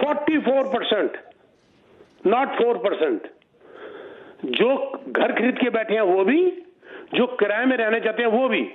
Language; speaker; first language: Hindi; native; Hindi